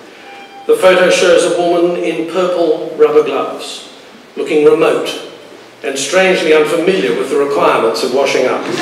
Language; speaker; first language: English; native; English